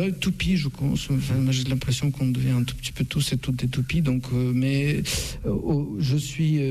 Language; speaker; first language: French; non-native, fluent; Russian